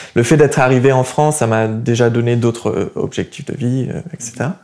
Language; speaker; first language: French; early bilingual, other home language; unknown